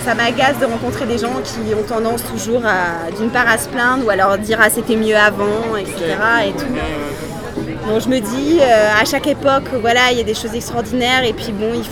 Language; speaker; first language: French; non-native, local second language; German